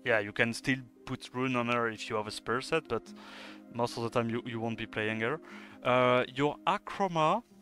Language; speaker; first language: English; non-native, fluent; French